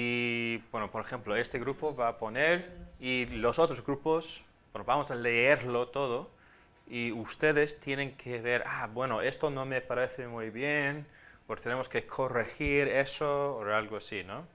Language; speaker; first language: Spanish; non-native, fluent; English